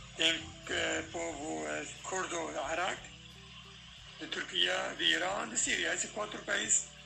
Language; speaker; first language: Portuguese; non-native, fluent; Arabic